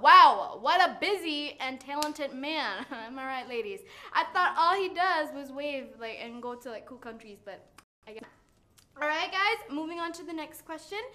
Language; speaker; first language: English; non-native, local second language; Malay